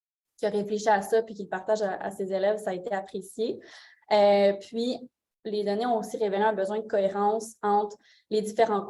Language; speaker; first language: French; native; French